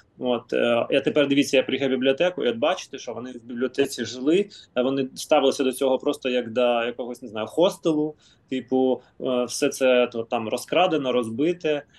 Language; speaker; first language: Ukrainian; non-native, local second language; Russian